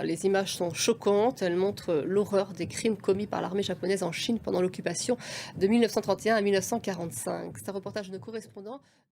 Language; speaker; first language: French; native; French